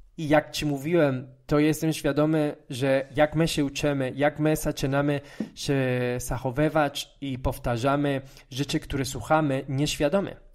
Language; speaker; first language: Polish; non-native, fluent; Spanish